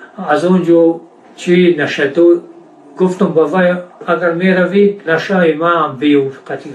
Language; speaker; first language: Tajik; non-native, local second language; Shughni